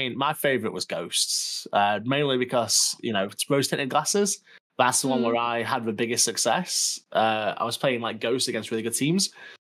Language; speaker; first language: English; native; English